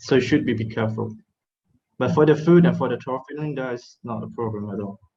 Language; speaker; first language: English; non-native, fluent; Thai